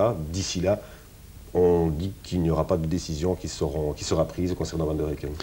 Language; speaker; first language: French; native; French